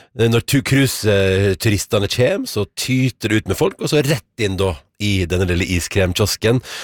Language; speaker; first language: Norwegian; native; Norwegian